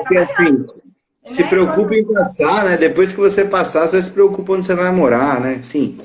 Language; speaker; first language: Portuguese; native; Portuguese